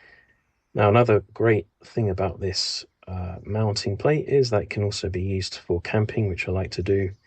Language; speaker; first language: English; native; English